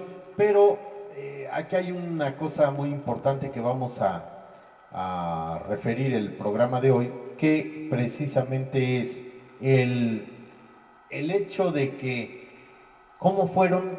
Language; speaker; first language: Spanish; native; Spanish